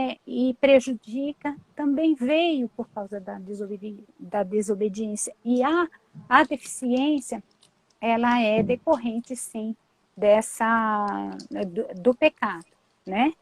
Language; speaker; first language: Portuguese; native; Portuguese